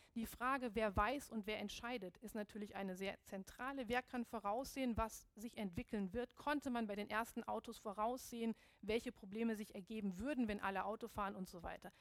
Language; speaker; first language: German; native; German